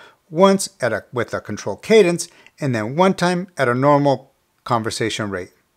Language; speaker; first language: English; early bilingual, other home language; Spanish